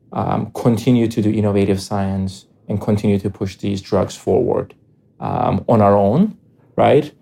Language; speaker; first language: English; non-native, fluent; Greek